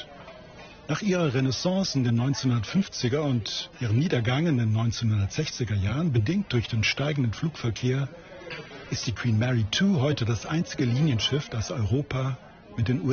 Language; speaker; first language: German; native; German